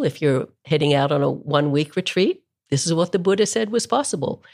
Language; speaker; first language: English; native; English